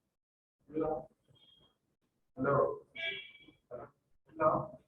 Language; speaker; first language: English; non-native, local second language; Telugu